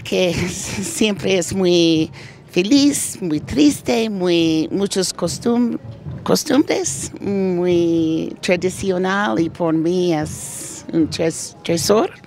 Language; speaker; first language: Spanish; non-native, learner; English